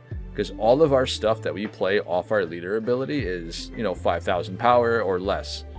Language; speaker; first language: English; native; English